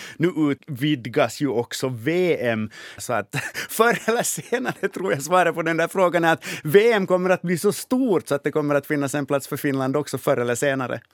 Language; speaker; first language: Swedish; native; Swedish